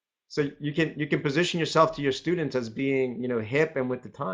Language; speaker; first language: English; native; English